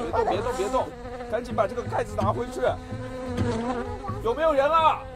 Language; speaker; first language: Chinese; native; Chinese